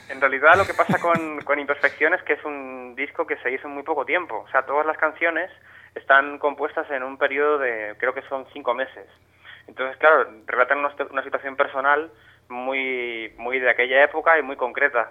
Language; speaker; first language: Spanish; native; Spanish